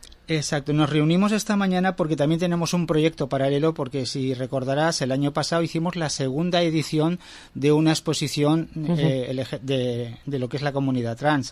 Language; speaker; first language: Spanish; native; Spanish